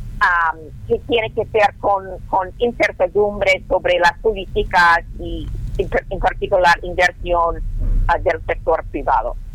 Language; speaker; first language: Spanish; non-native, learner; English